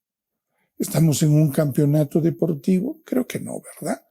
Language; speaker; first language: Spanish; native; Spanish